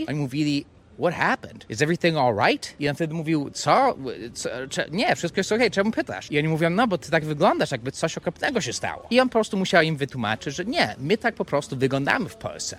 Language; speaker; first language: Polish; non-native, fluent; English